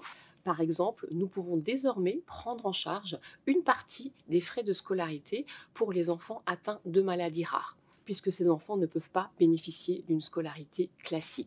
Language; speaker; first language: French; native; French